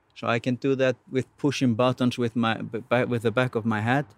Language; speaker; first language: English; non-native, fluent; Icelandic